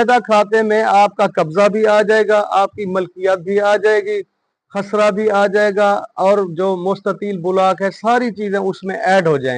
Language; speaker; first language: Hindi; non-native, local second language; Punjabi